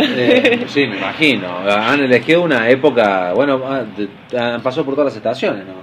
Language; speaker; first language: Spanish; native; Spanish